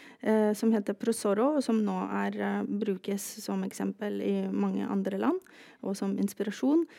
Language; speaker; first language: Norwegian; non-native, fluent; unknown